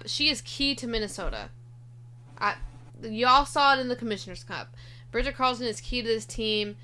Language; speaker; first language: English; native; English